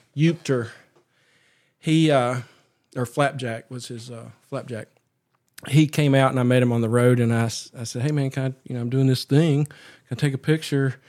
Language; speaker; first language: English; native; English